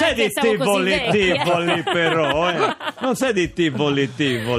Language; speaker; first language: Italian; native; Italian